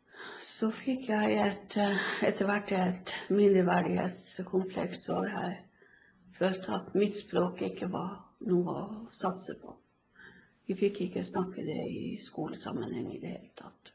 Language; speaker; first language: Norwegian; non-native, local second language; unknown